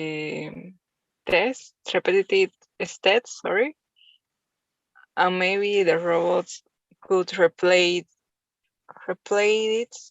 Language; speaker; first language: English; non-native, learner; Spanish